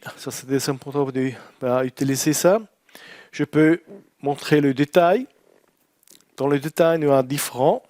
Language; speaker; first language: French; non-native, learner; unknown